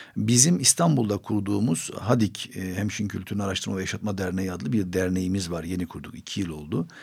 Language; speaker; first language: Turkish; non-native, local second language; Armenian